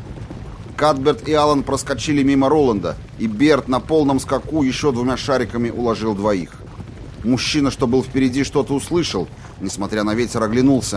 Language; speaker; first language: Russian; native; Russian